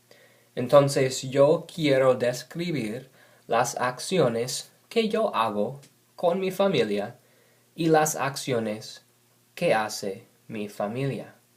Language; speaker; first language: Spanish; non-native, fluent; English